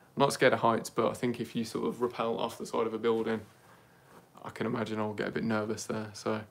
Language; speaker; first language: English; native; English